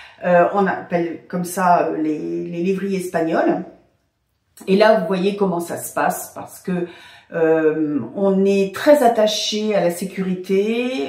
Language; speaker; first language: French; native; French